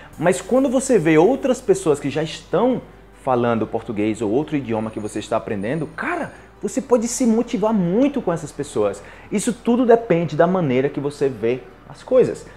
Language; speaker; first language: Portuguese; native; Portuguese